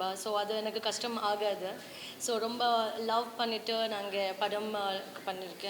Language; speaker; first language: Tamil; non-native, learner; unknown